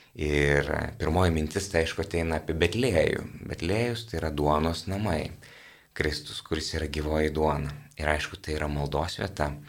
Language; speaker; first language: Lithuanian; native; Lithuanian